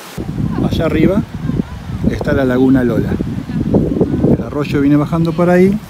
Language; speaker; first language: Spanish; native; Spanish